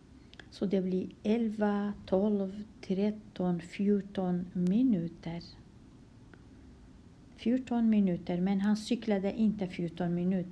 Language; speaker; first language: Swedish; non-native, fluent; Kurdish